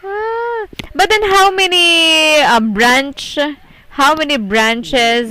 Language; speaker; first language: English; non-native, local second language; Filipino